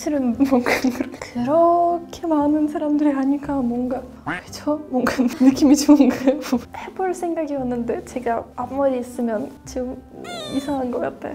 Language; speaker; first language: Korean; non-native, fluent; Russian